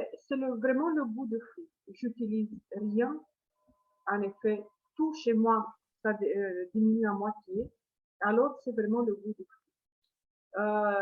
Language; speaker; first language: French; non-native, fluent; Romanian